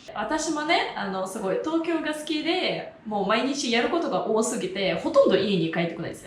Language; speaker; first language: Japanese; non-native, fluent; Russian